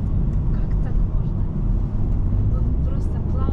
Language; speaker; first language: Russian; early bilingual, heritage; Russian